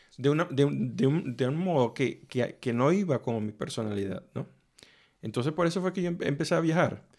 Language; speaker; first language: Spanish; native; Spanish